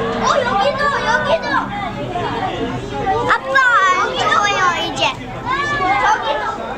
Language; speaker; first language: Korean; early bilingual, heritage; Korean